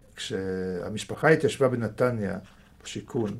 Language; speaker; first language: Hebrew; early bilingual, other home language; Russian